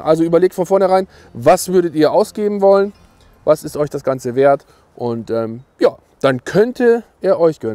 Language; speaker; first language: German; native; German